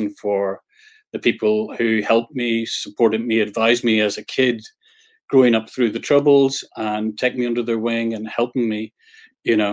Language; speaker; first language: English; native; English